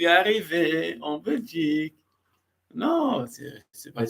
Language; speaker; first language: French; non-native, learner; Arabic